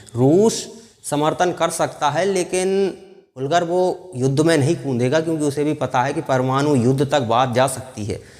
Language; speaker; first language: Hindi; native; Hindi